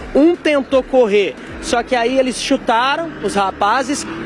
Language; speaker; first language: Portuguese; native; Portuguese